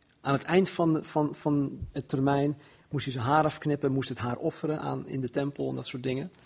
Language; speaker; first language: Dutch; non-native, fluent; English